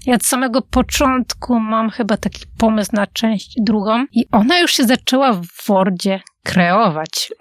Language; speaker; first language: Polish; native; Polish